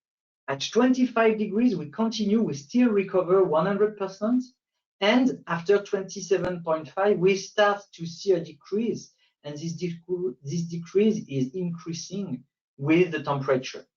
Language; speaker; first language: English; non-native, fluent; French